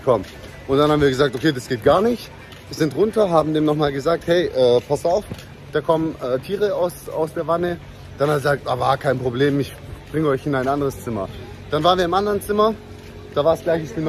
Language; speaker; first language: German; early bilingual, other home language; Turkish